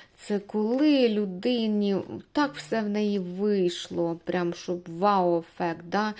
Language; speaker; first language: Ukrainian; non-native, local second language; Russian